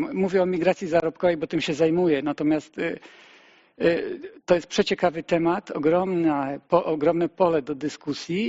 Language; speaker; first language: Polish; native; Polish